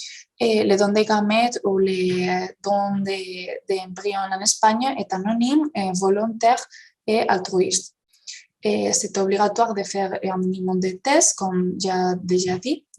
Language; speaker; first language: French; non-native, fluent; Spanish